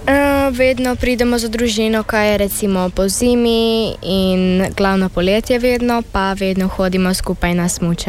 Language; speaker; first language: Slovenian; early bilingual, heritage; Czech